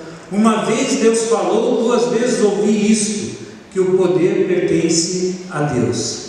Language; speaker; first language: Portuguese; native; Portuguese